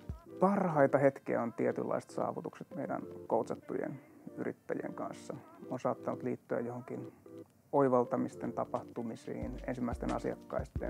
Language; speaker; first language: Finnish; native; Finnish